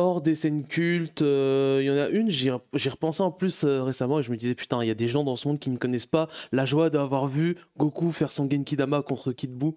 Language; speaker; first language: French; native; French